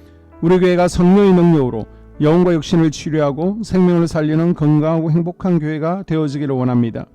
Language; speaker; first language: Korean; native; Korean